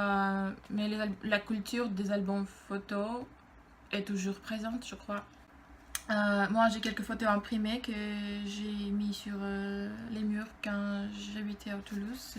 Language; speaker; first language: French; non-native, fluent; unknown